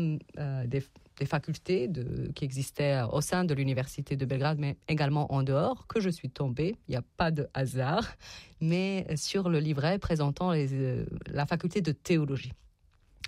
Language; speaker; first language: French; non-native, fluent; Serbian